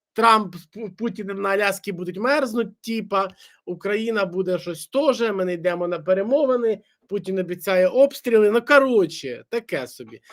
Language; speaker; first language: Ukrainian; native; Ukrainian